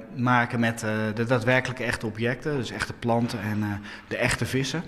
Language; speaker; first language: Dutch; native; Dutch